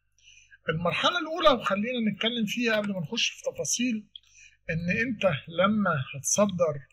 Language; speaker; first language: Arabic; native; Arabic